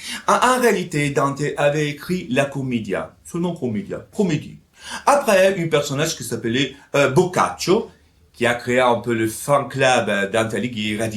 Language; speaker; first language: French; non-native, fluent; Italian